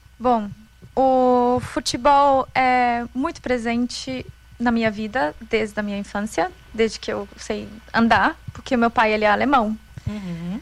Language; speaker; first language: Portuguese; non-native, fluent; German